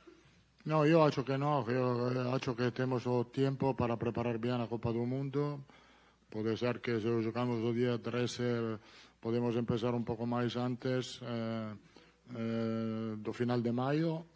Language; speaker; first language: Portuguese; non-native, learner; Italian